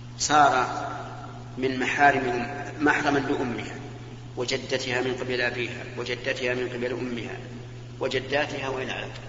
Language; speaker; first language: Arabic; native; Arabic